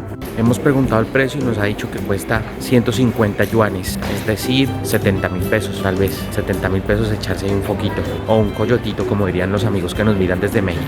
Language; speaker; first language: Spanish; native; Spanish